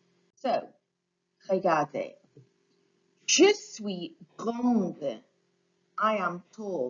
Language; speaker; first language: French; non-native, fluent; English